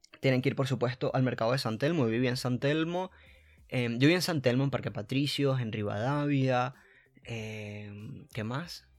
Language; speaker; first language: Spanish; native; Spanish